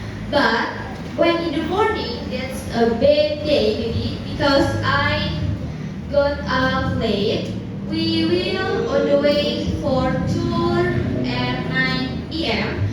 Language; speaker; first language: English; non-native, learner; Indonesian